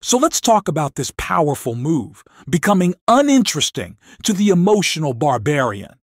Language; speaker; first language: English; non-native, local second language; Filipino